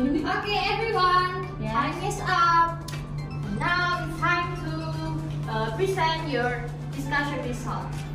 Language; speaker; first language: English; non-native, fluent; Indonesian